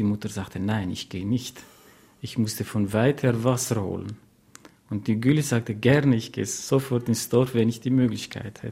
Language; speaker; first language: German; non-native, fluent; Kurdish